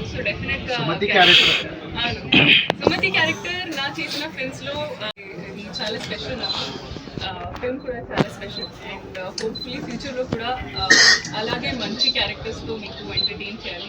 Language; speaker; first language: Telugu; non-native, learner; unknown